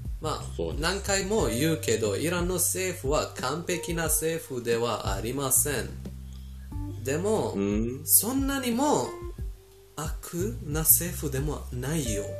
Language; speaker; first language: Japanese; non-native, fluent; Persian